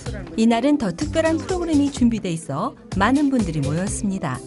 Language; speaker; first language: Korean; native; Korean